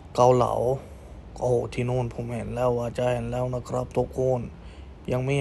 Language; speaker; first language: Thai; non-native, fluent; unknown